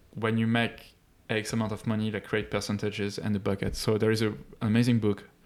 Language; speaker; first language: English; non-native, fluent; French